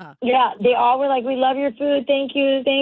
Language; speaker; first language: English; native; English